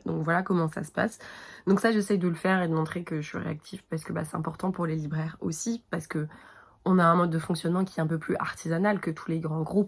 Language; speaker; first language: French; native; French